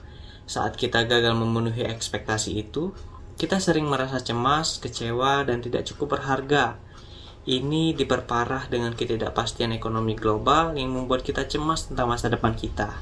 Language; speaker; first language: Indonesian; native; Indonesian